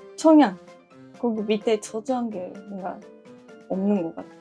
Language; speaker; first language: Korean; non-native, fluent; Japanese